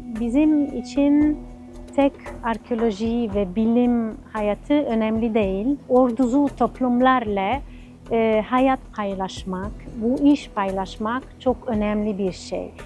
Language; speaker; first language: Turkish; non-native, fluent; Italian